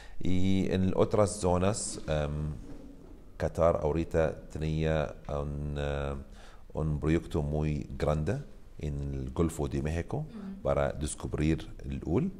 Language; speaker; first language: Spanish; non-native, learner; Arabic